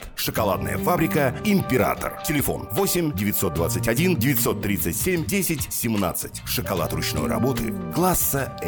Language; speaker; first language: Russian; native; Russian